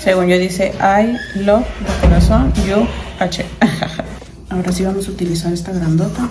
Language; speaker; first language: Spanish; native; Spanish